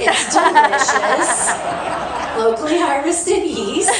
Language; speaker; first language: English; native; English